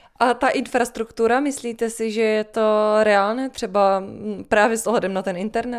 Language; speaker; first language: Czech; native; Czech